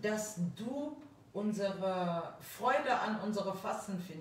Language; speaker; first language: German; non-native, fluent; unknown